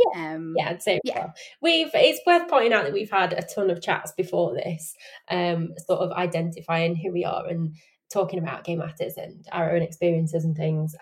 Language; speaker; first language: English; native; English